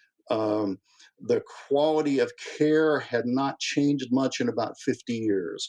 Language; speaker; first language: English; native; English